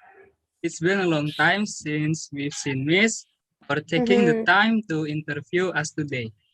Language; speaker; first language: English; non-native, learner; Indonesian